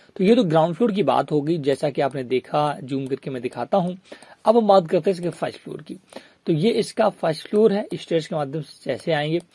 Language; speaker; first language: Hindi; native; Hindi